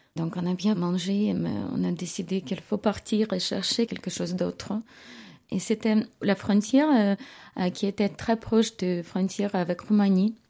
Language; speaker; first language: French; non-native, fluent; Ukrainian